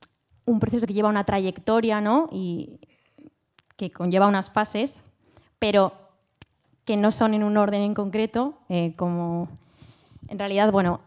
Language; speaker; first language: Spanish; native; Spanish